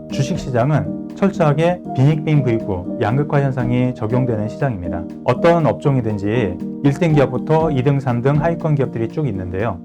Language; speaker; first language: Korean; native; Korean